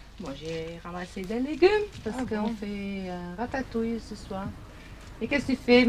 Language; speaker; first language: French; non-native, fluent; German